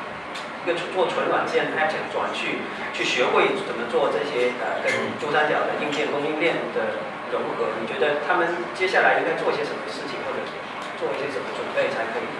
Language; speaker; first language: Chinese; native; Chinese